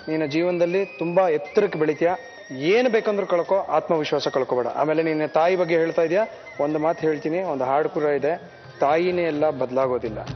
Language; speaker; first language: Kannada; native; Kannada